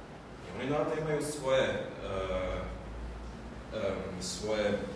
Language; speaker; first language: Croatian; early bilingual, heritage; German